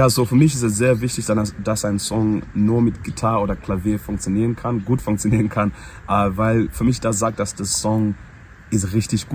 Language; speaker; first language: German; non-native, learner; English